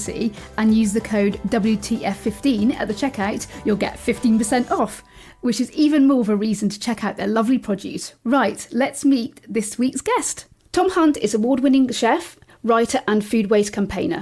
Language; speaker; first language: English; native; English